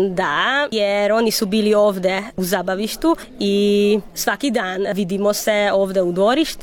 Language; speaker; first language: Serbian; non-native, local second language; Hungarian